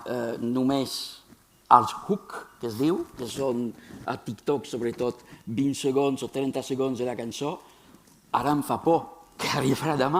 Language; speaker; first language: Catalan; non-native, fluent; French